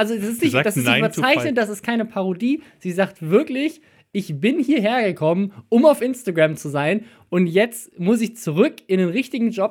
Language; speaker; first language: German; native; German